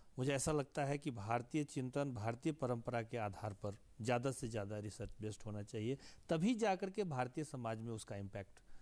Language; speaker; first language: Hindi; native; Hindi